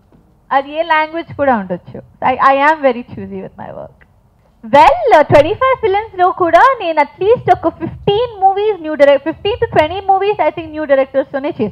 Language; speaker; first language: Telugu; non-native, fluent; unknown